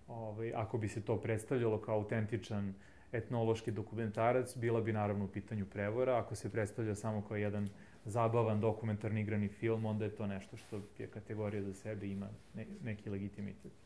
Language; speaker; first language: Serbian; native; Serbian